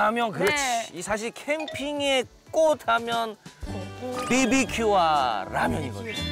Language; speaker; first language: Korean; native; Korean